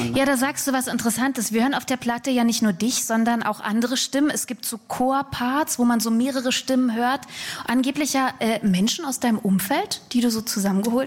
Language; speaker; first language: German; native; German